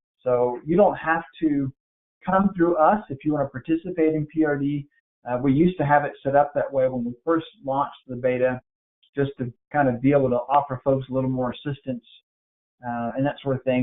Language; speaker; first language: English; native; English